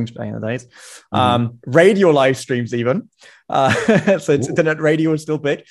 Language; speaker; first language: English; non-native, fluent; German